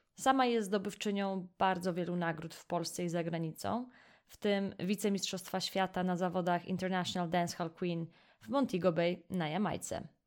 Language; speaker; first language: Polish; native; Polish